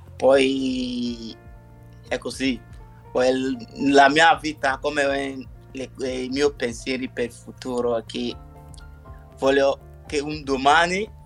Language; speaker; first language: Italian; non-native, learner; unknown